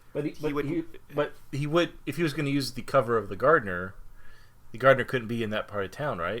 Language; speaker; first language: English; native; English